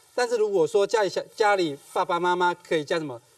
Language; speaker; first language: Chinese; native; Chinese